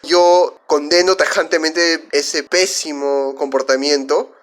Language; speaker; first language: Spanish; native; Spanish